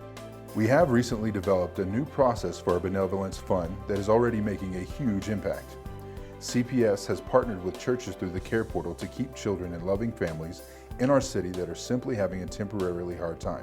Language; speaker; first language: English; native; English